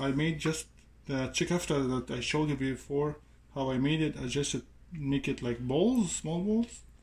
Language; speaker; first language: English; non-native, fluent; Arabic